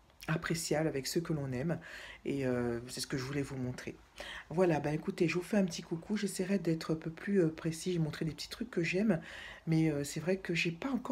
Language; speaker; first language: French; native; French